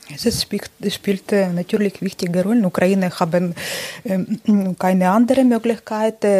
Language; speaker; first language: German; non-native, learner; Ukrainian